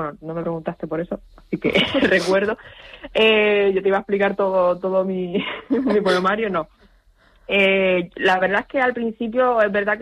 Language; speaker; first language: Spanish; native; Spanish